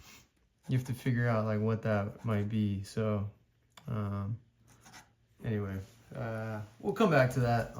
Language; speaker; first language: English; native; English